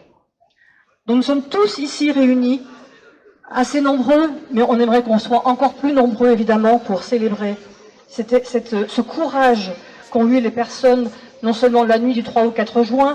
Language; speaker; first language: French; native; French